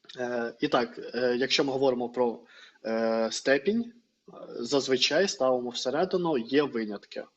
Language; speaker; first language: Ukrainian; non-native, local second language; Russian